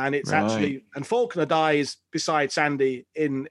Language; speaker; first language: English; native; English